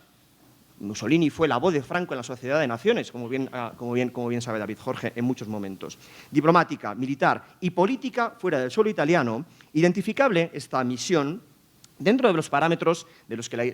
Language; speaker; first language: Spanish; native; Spanish